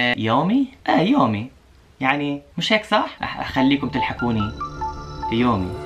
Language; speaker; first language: Arabic; non-native, fluent; English